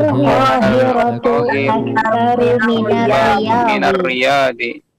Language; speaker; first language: Arabic; non-native, learner; Indonesian